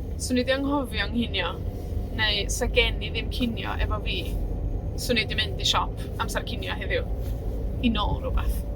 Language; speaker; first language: Welsh; non-native, learner; Spanish